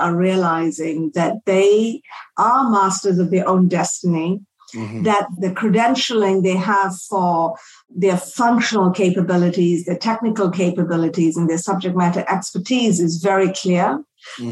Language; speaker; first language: English; non-native, local second language; Tamil